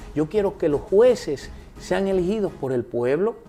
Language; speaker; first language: Spanish; early bilingual, heritage; Spanish